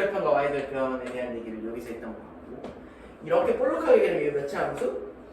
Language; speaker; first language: Korean; native; Korean